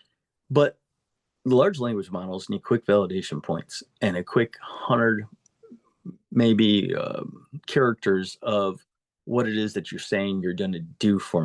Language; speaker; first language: English; native; English